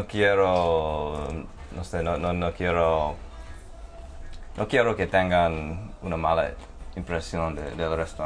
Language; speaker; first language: Spanish; non-native, fluent; English